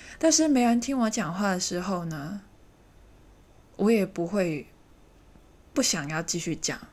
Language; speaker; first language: Chinese; native; Chinese